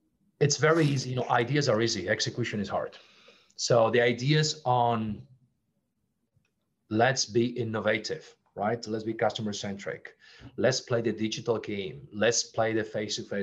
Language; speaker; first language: English; non-native, fluent; Spanish